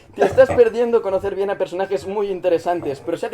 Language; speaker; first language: Spanish; non-native, local second language; Catalan